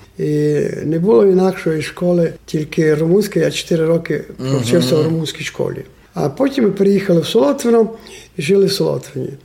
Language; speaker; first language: Ukrainian; non-native, local second language; Romanian